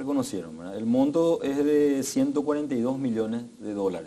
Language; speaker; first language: Spanish; native; Spanish